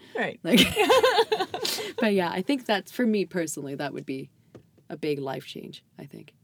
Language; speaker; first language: English; native; English